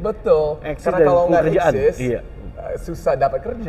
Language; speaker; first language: Indonesian; early bilingual, heritage; English